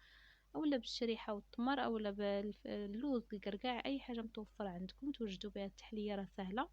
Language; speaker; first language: Arabic; native; Arabic